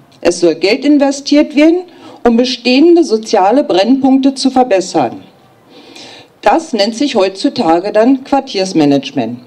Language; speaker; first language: German; native; German